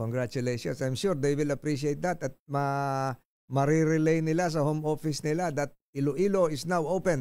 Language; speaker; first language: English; non-native, local second language; Filipino